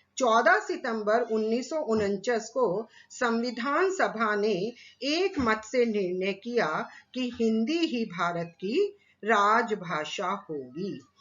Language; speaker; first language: Hindi; native; Hindi